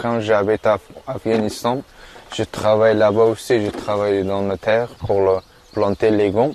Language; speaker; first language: French; non-native, learner; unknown